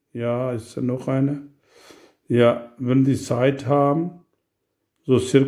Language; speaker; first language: German; non-native, learner; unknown